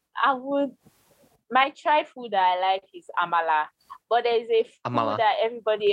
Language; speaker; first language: English; non-native, local second language; Yoruba